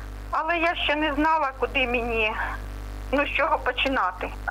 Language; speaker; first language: Ukrainian; non-native, local second language; Russian